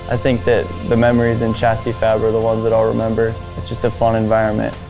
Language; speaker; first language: English; native; English